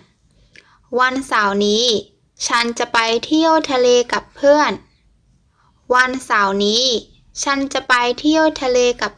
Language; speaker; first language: Thai; non-native, fluent; Burmese